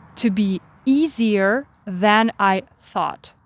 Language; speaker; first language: English; non-native, fluent; Ukrainian